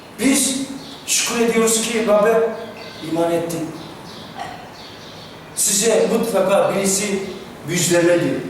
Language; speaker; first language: Turkish; non-native, fluent; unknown